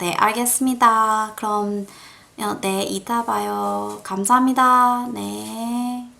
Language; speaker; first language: Korean; non-native, learner; English